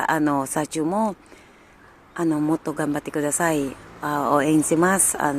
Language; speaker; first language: Japanese; non-native, learner; Filipino